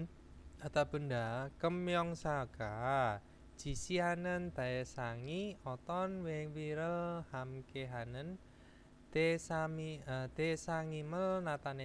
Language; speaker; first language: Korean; non-native, fluent; Indonesian